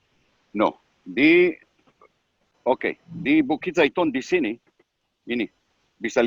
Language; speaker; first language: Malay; non-native, learner; Hebrew